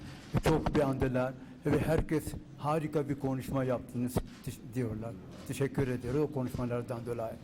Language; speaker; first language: Turkish; non-native, fluent; Urdu